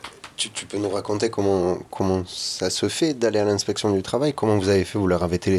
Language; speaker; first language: French; native; French